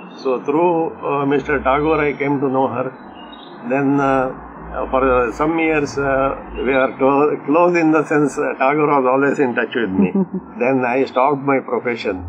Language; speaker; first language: English; non-native, local second language; Konkani